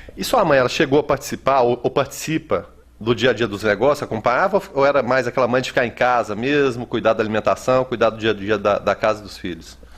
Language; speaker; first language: Portuguese; native; Portuguese